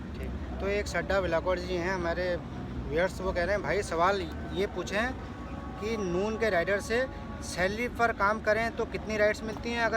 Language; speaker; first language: Hindi; native; Hindi